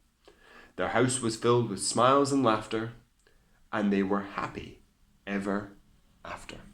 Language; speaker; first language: English; native; English